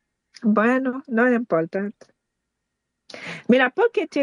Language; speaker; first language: Spanish; non-native, learner; Haitian Creole